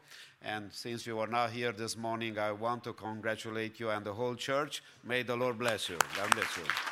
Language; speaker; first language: English; non-native, fluent; Romanian